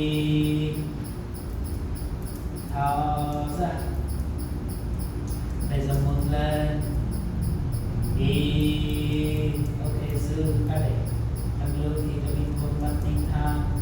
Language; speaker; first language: Vietnamese; non-native, learner; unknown